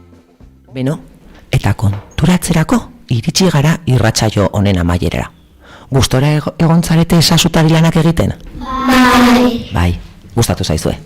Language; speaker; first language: Basque; native; Basque